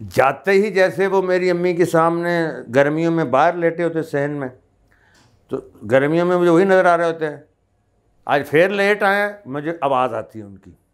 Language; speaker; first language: Urdu; non-native, local second language; Punjabi